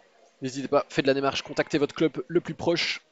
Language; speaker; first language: French; native; French